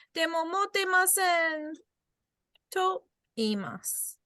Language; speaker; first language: Japanese; non-native, fluent; English